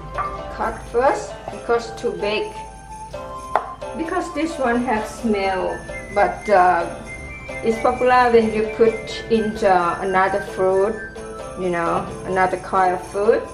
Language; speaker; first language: English; non-native, learner; Thai